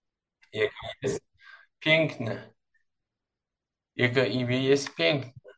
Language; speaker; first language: Polish; non-native, learner; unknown